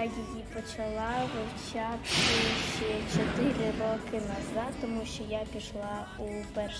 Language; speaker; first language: Ukrainian; non-native, local second language; Russian